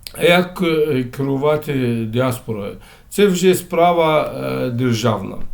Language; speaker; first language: Ukrainian; non-native, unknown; Azerbaijani